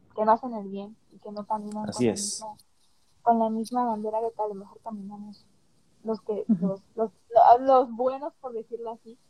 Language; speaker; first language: Spanish; native; Spanish